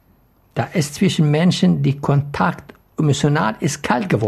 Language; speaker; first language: German; non-native, learner; Arabic